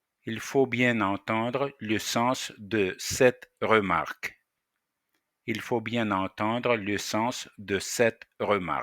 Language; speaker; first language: French; non-native, fluent; Russian